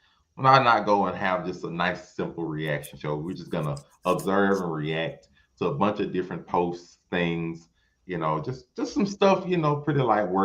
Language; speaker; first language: English; native; English